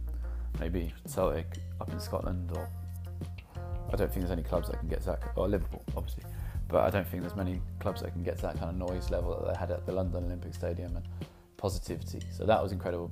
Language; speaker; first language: English; native; English